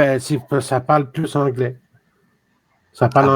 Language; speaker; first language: French; native; French